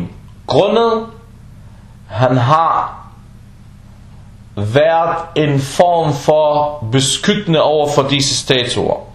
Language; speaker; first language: Danish; non-native, fluent; Arabic